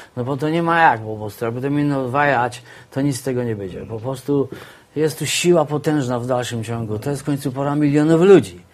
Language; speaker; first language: Polish; native; Polish